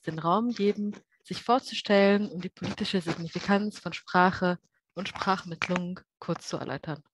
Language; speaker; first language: German; native; German